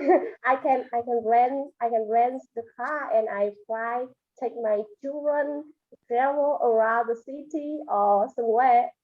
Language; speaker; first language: English; non-native, learner; Vietnamese